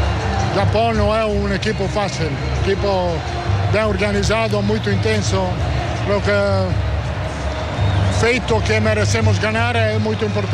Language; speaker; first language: Portuguese; non-native, learner; Italian